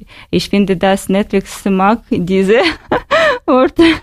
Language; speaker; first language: German; non-native, learner; Russian